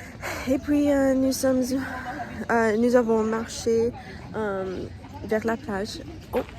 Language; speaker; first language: French; non-native, learner; English